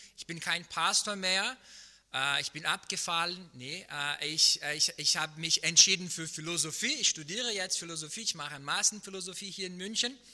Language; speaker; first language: German; non-native, fluent; Portuguese